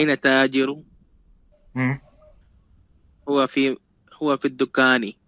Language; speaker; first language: Arabic; non-native, learner; Urdu